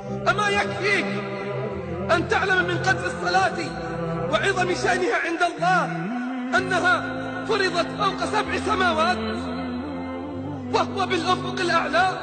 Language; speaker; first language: Arabic; native; Arabic